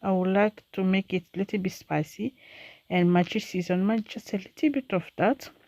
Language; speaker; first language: English; non-native, learner; French